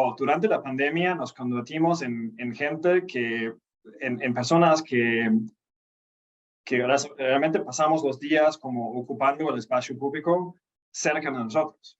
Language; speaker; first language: Spanish; non-native, fluent; Danish